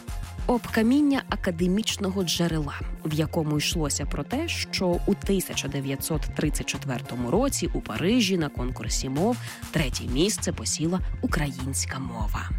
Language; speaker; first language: Ukrainian; native; Ukrainian